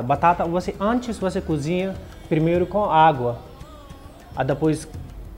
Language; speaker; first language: Portuguese; non-native, learner; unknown